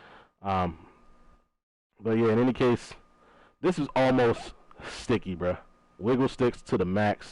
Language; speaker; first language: English; native; English